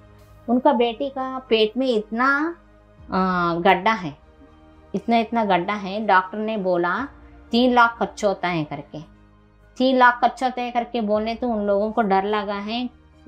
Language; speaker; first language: Hindi; non-native, local second language; Telugu